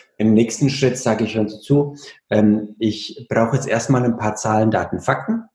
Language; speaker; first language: German; early bilingual, other home language; Italian